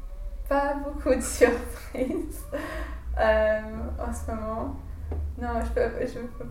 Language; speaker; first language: French; non-native, fluent; English